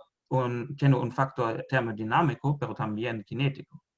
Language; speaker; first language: Spanish; non-native, fluent; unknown